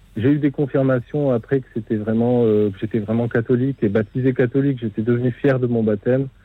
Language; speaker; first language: French; native; French